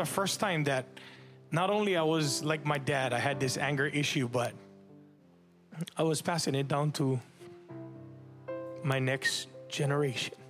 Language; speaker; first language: English; native; English